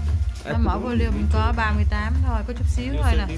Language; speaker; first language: Vietnamese; native; Vietnamese